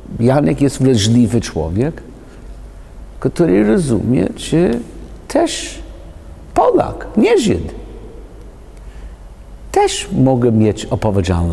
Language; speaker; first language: Polish; non-native, learner; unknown